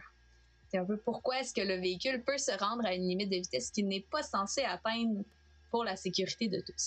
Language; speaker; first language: French; native; French